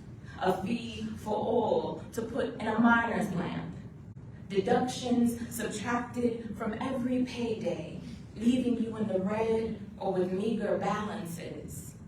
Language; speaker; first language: English; native; English